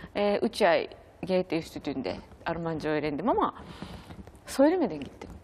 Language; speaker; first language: Turkish; non-native, fluent; Japanese